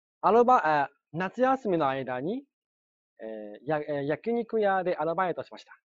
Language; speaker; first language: Japanese; non-native, fluent; Chinese